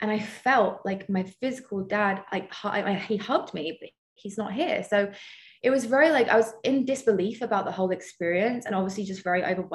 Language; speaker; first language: English; native; English